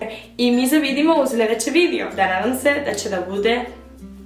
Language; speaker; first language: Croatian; early bilingual, heritage; Spanish